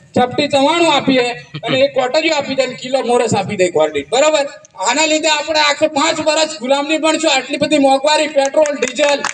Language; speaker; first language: Gujarati; non-native, local second language; Rathawi